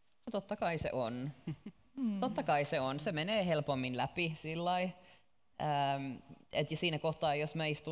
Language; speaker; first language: Finnish; native; Finnish